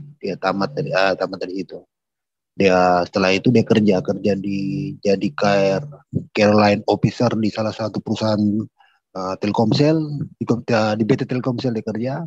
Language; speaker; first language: Indonesian; native; Indonesian